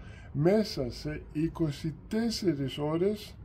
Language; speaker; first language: Greek; early bilingual, heritage; Greek